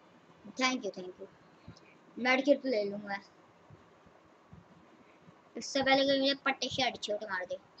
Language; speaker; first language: Hindi; native; Hindi